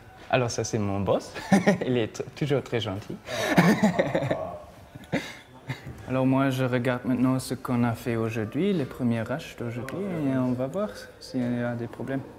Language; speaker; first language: French; non-native, fluent; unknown